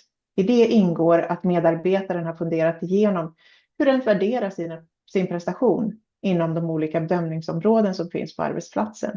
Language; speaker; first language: Swedish; native; Swedish